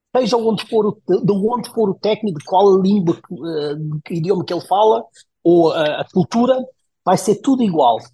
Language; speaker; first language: Portuguese; early bilingual, heritage; Portuguese